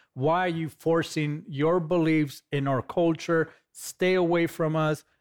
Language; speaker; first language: English; native; English